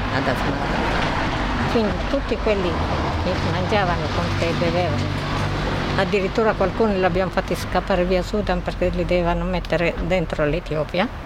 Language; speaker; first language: Italian; non-native, fluent; Tigrinya